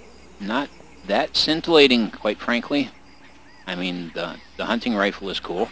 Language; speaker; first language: English; native; English